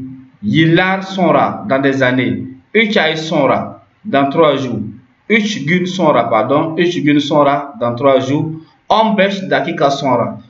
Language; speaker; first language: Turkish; non-native, learner; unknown